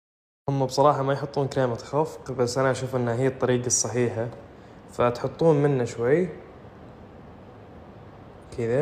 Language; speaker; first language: Arabic; native; Arabic